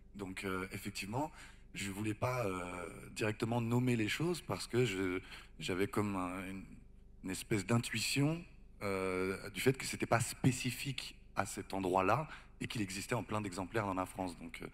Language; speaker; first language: French; native; French